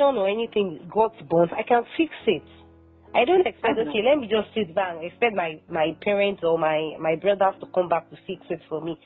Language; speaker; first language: English; non-native, local second language; Yoruba